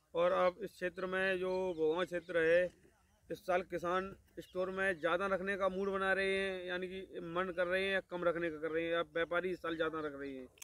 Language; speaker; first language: Hindi; native; Hindi